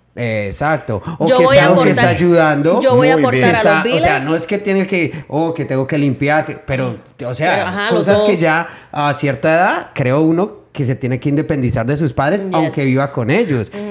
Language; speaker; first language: Spanish; early bilingual, heritage; Spanish